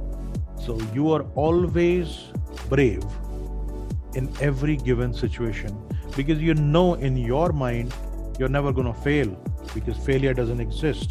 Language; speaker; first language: English; non-native, local second language; Hindi